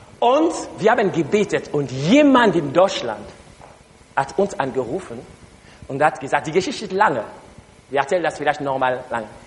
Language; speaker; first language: German; non-native, learner; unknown